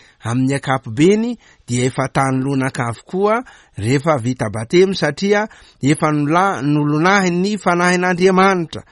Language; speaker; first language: Malagasy; native; Malagasy